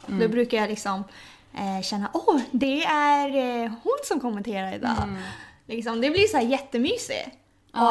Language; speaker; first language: Swedish; early bilingual, other home language; Thai